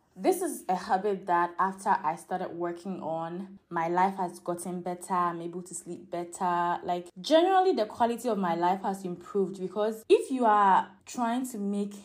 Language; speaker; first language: English; non-native, local second language; Akan